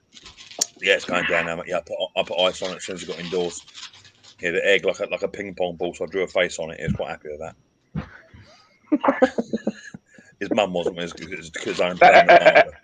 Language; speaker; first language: English; native; English